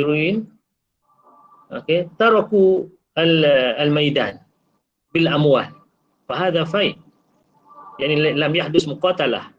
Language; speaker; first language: Arabic; non-native, fluent; Malay